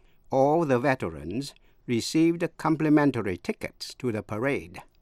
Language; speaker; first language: English; non-native, fluent; Vietnamese